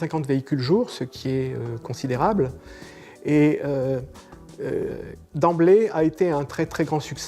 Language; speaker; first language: French; native; French